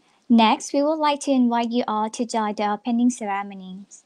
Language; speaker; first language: English; non-native, fluent; Thai